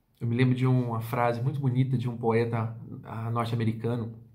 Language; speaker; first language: Portuguese; native; Portuguese